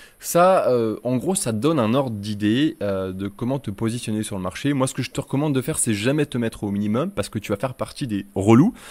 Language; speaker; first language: French; native; French